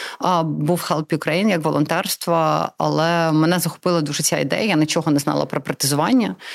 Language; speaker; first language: Ukrainian; non-native, local second language; Russian